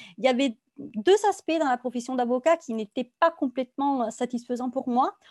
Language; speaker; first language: French; non-native, fluent; Italian